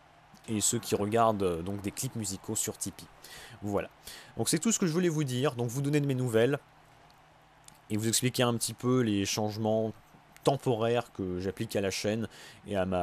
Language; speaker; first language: French; native; French